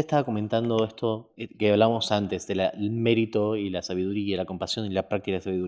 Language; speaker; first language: Spanish; native; Spanish